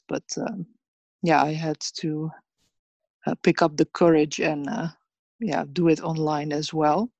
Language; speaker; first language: English; early bilingual, other home language; Bosnian